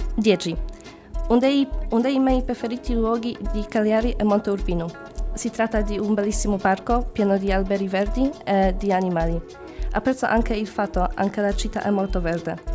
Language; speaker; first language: Italian; non-native, learner; Polish